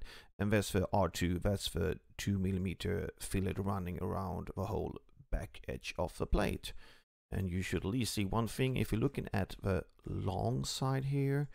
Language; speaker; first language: English; non-native, fluent; Swedish